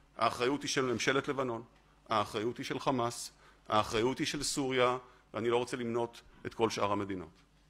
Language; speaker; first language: Hebrew; native; Hebrew